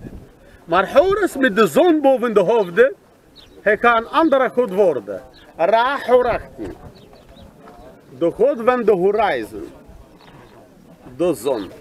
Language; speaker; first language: Dutch; non-native, learner; Arabic